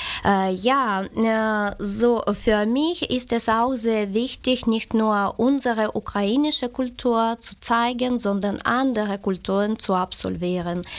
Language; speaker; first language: German; non-native, fluent; Ukrainian